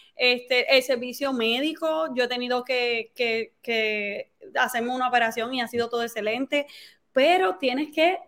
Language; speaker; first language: Spanish; native; Spanish